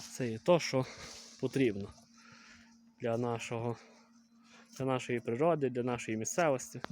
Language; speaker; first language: Ukrainian; native; Ukrainian